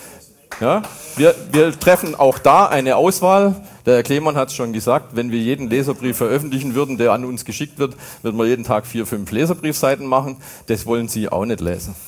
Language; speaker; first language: German; native; German